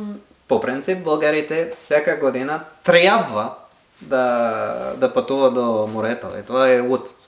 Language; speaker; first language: Bulgarian; non-native, learner; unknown